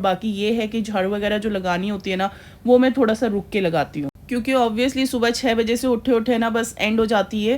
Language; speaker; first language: Hindi; native; Hindi